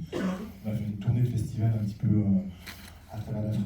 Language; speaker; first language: French; native; French